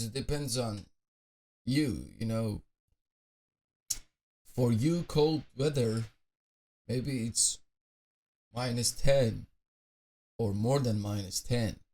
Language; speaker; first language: English; non-native, fluent; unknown